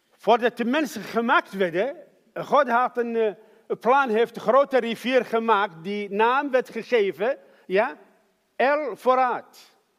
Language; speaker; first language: Dutch; non-native, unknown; Arabic